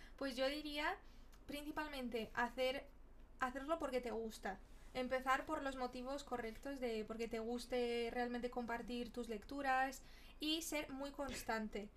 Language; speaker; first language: Spanish; early bilingual, other home language; Portuguese